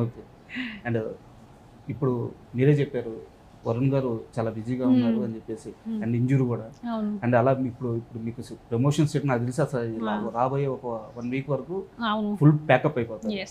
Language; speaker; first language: Telugu; native; Telugu